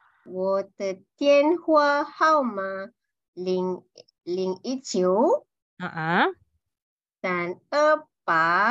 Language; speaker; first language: Chinese; non-native, learner; Malay